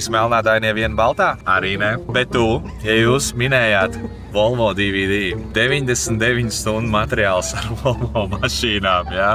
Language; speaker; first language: Latvian; native; Latvian